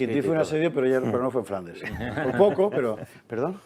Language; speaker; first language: Spanish; native; Spanish